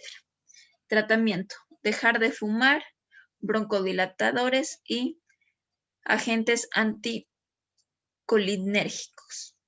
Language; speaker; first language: Spanish; native; Spanish